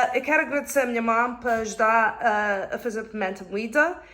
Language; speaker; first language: Portuguese; early bilingual, other home language; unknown